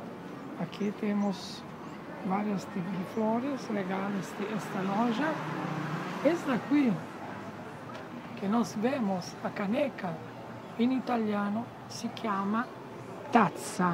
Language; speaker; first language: Portuguese; non-native, fluent; Italian